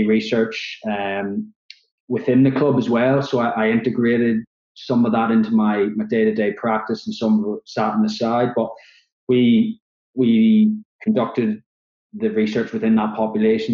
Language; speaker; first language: English; native; English